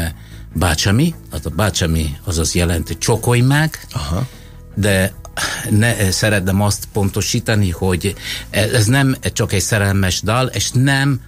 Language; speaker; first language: Hungarian; non-native, fluent; Italian